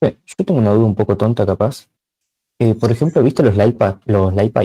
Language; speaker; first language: Spanish; native; Spanish